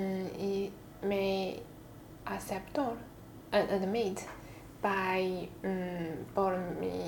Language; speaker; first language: Spanish; non-native, learner; Chinese